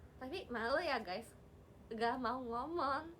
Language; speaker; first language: Indonesian; non-native, learner; Japanese